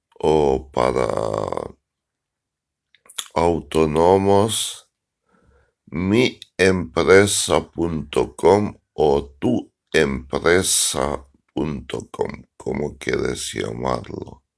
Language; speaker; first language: Spanish; non-native, learner; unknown